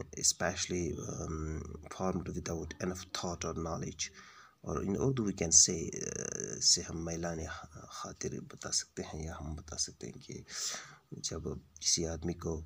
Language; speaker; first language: Hindi; native; Hindi